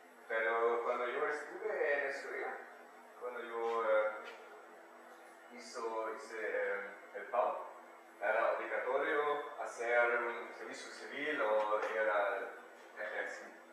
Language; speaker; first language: Spanish; non-native, learner; German